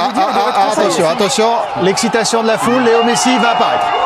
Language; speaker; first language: French; native; French